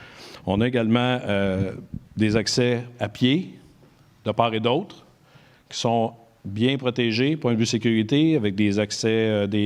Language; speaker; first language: French; native; French